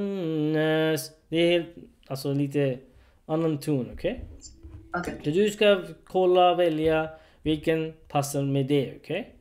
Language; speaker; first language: Swedish; non-native, learner; Urdu